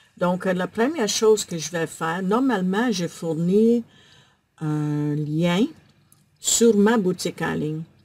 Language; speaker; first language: French; native; French